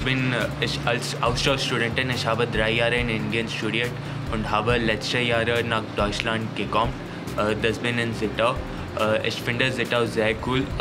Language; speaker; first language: German; non-native, learner; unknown